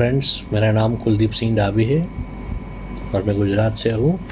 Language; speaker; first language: Hindi; non-native, local second language; Gujarati